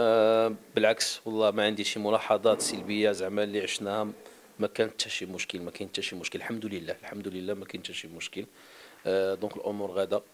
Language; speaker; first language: Arabic; native; Arabic